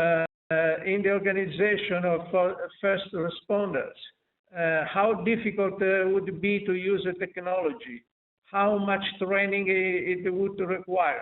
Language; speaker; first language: English; non-native, fluent; Italian